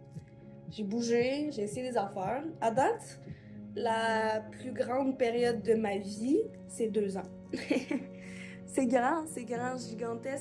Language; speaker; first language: French; native; French